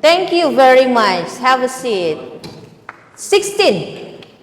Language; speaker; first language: English; non-native, fluent; Indonesian